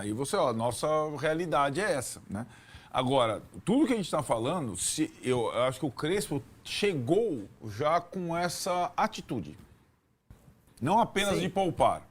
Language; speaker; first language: Portuguese; native; Portuguese